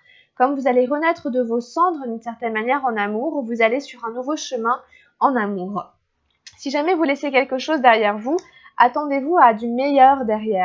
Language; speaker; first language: French; native; French